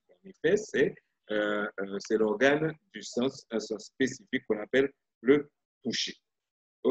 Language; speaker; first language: French; non-native, local second language; Haitian Creole